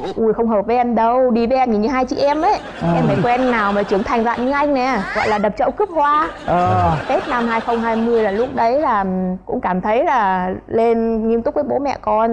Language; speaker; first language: Vietnamese; native; Vietnamese